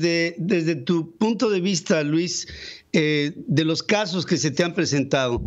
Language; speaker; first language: Spanish; native; Spanish